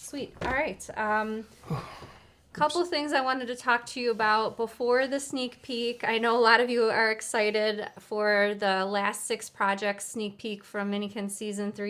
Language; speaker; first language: English; native; English